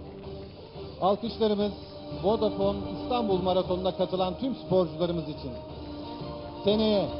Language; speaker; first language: Turkish; native; Turkish